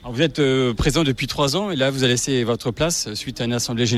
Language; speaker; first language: French; native; French